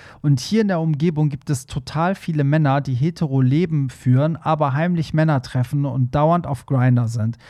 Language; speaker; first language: German; native; German